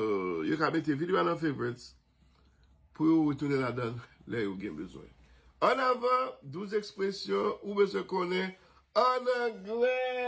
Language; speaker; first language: French; non-native, local second language; Haitian Creole